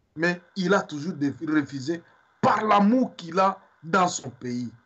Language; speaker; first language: French; non-native, local second language; Swahili